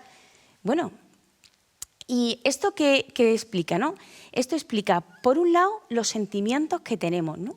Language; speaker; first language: Spanish; native; Spanish